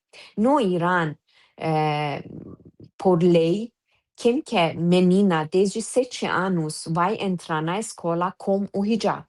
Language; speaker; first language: Portuguese; non-native, fluent; Persian